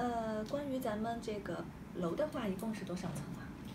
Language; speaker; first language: Chinese; native; Chinese